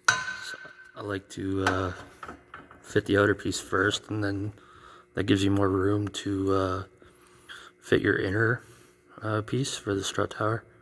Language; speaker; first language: English; native; English